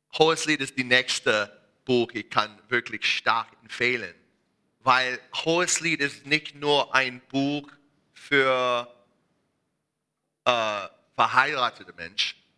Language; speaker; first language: German; non-native, learner; English